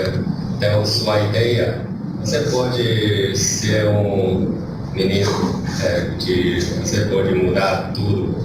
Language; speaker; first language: Portuguese; non-native, learner; Chinese